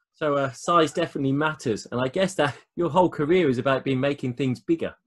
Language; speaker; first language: English; native; English